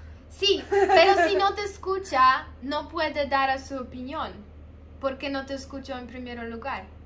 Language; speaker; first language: Spanish; non-native, fluent; Polish